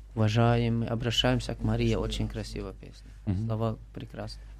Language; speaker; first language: Russian; non-native, learner; Arabic